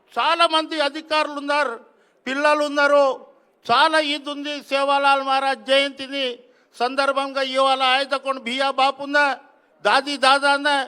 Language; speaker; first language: Telugu; non-native, local second language; Lambadi